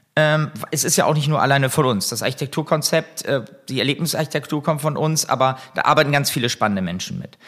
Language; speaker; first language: German; native; German